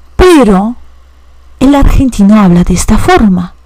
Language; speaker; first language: Spanish; non-native, fluent; Polish